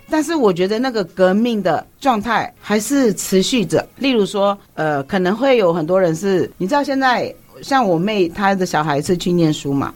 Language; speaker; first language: Chinese; early bilingual, heritage; Chinese